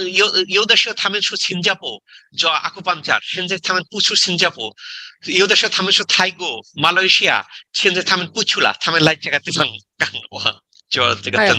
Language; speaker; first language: Chinese; non-native, learner; Bangla